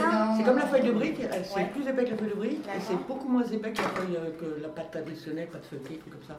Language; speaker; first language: French; native; French